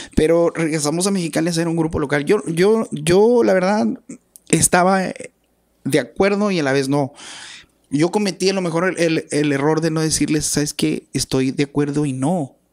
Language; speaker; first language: Spanish; native; Spanish